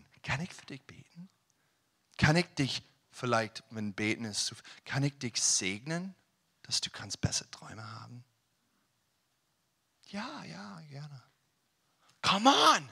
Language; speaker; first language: German; non-native, learner; English